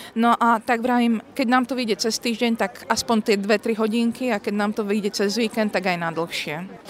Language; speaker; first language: Slovak; native; Slovak